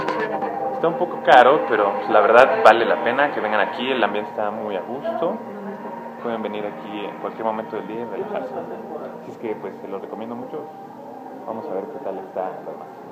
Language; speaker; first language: Spanish; native; Spanish